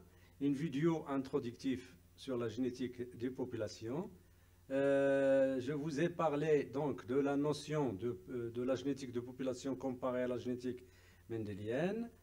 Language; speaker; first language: French; non-native, local second language; Arabic